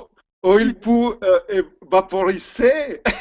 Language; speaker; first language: French; non-native, learner; Spanish